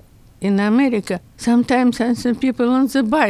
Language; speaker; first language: English; non-native, learner; Russian